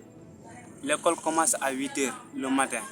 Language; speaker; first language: French; non-native, learner; Mandingo